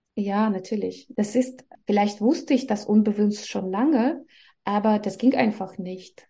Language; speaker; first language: German; non-native, fluent; Russian